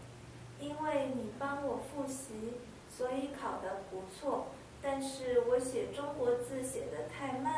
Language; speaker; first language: Chinese; non-native, learner; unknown